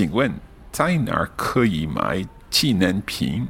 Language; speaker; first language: Chinese; non-native, learner; English